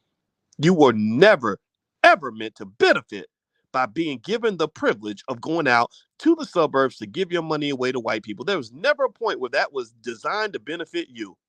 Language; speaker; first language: English; native; English